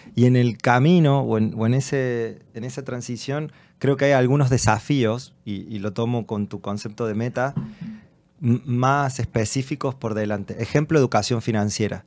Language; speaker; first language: Spanish; native; Spanish